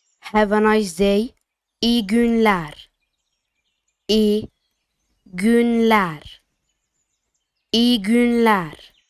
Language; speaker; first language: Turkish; non-native, fluent; Arabic